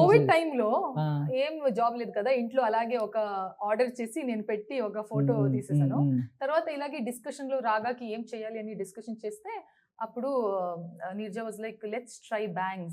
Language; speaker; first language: Telugu; non-native, learner; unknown